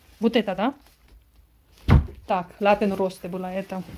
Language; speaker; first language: Russian; non-native, learner; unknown